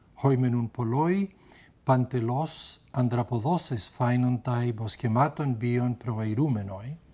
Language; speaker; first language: Greek; non-native, fluent; Spanish